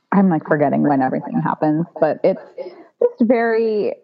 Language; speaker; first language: English; native; English